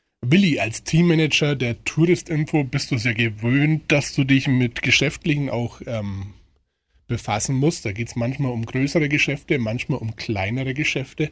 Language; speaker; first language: German; native; German